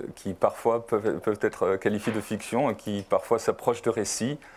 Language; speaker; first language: French; non-native, fluent; Polish